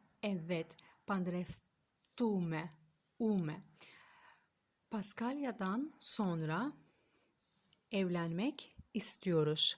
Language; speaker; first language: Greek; non-native, fluent; Turkish